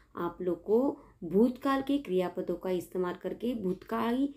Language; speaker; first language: Hindi; non-native, local second language; Marathi